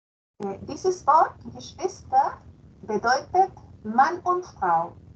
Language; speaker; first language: German; non-native, fluent; Spanish